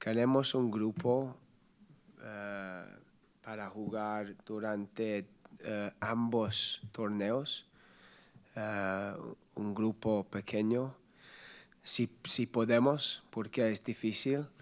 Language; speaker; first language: Spanish; non-native, learner; English